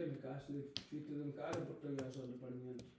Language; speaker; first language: Italian; non-native, learner; Punjabi